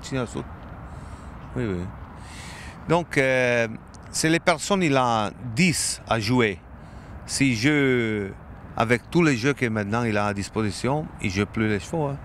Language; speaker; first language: French; non-native, learner; Italian